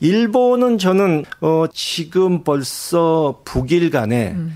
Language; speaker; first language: Korean; native; Korean